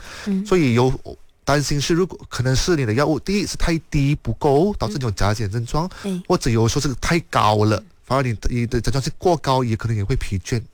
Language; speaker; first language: Chinese; native; Chinese